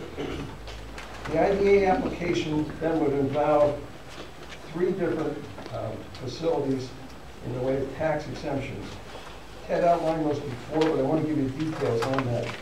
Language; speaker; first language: English; native; English